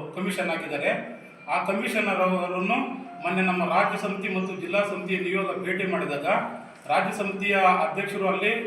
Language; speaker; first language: Kannada; native; Kannada